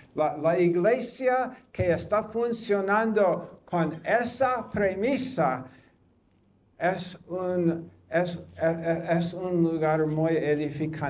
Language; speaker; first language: Spanish; non-native, fluent; English